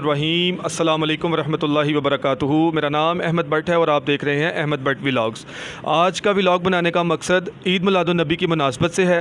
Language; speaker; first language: Hindi; non-native, local second language; Punjabi